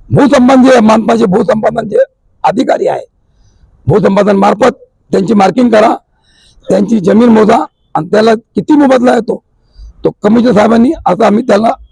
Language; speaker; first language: Marathi; non-native, local second language; Urdu